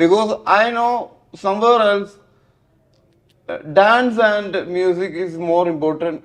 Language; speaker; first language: English; non-native, local second language; Malayalam